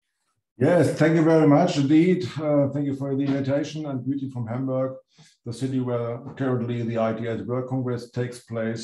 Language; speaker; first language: English; non-native, fluent; German